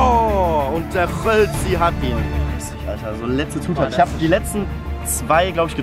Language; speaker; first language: German; native; German